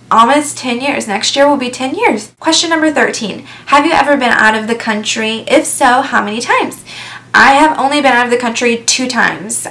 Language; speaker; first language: English; native; English